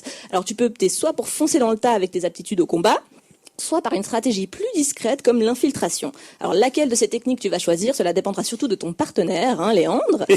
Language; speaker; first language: French; native; French